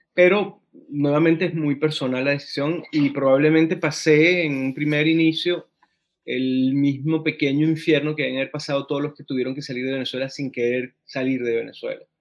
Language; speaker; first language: Spanish; native; Spanish